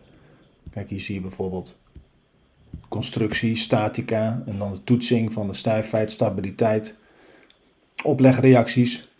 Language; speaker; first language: Dutch; native; Dutch